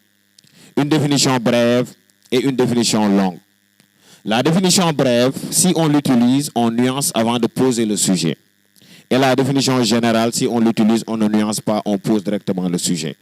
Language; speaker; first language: French; non-native, local second language; Wolof